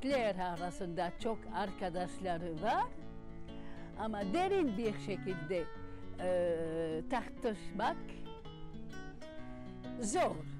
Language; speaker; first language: Turkish; non-native, learner; French